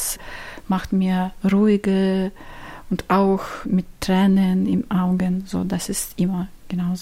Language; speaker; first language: German; non-native, learner; Ukrainian